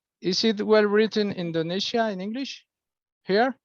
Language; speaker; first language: English; non-native, fluent; Spanish